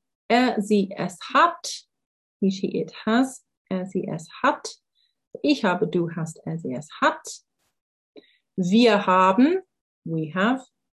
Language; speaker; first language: German; non-native, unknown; English